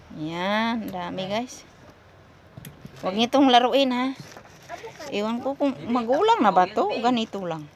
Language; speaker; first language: Filipino; non-native, local second language; Cebuano